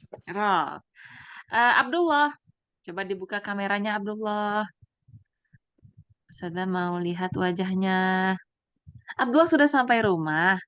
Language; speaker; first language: Indonesian; native; Indonesian